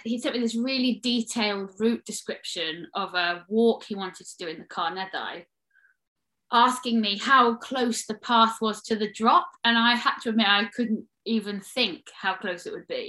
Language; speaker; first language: English; native; English